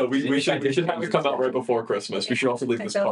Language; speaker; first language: English; native; English